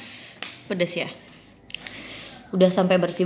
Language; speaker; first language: Indonesian; native; Indonesian